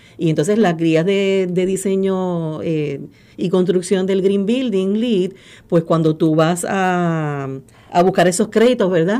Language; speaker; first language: Spanish; native; Spanish